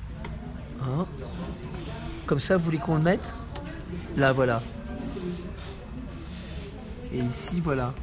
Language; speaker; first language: French; native; French